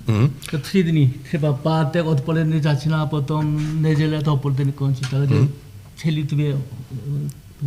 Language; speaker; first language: Czech; non-native, learner; Korean